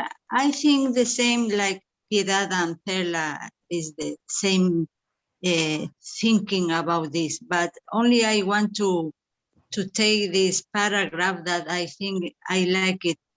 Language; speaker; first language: English; non-native, learner; Spanish